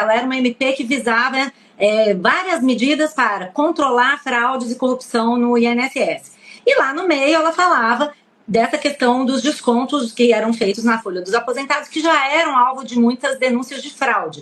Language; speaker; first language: Portuguese; native; Portuguese